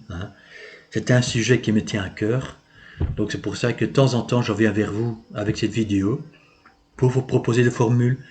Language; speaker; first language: French; native; French